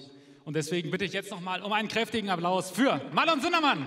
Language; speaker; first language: German; native; German